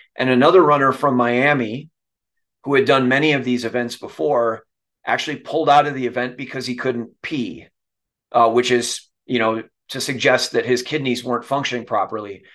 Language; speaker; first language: English; native; English